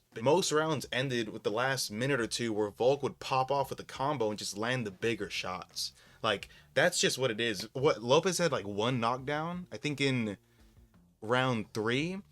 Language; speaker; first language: English; native; English